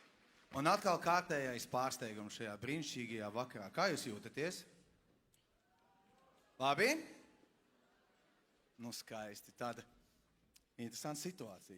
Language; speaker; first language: Latvian; native; Latvian